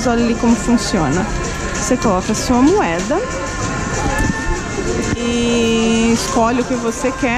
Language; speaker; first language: Portuguese; native; Portuguese